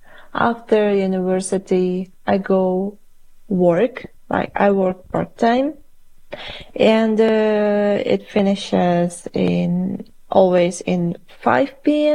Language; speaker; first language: English; non-native, fluent; Uzbek